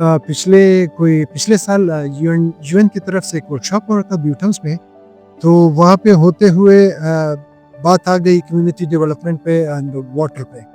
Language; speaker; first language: Urdu; non-native, local second language; Hazaragi